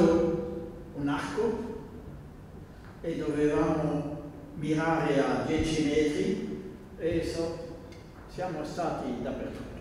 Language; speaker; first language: Italian; non-native, fluent; Dutch